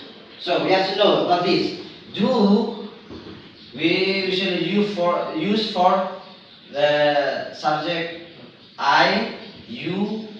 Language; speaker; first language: English; non-native, learner; Indonesian